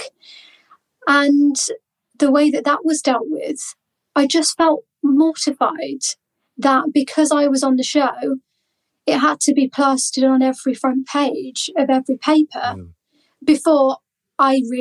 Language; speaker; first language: English; native; English